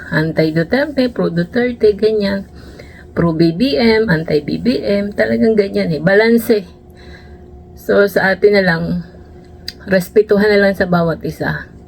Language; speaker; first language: Filipino; native; Filipino